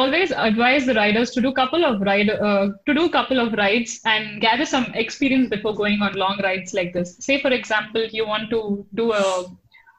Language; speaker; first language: English; non-native, local second language; Tulu